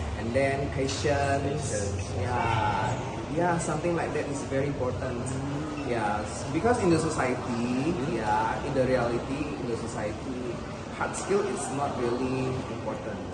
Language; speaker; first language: English; non-native, learner; Indonesian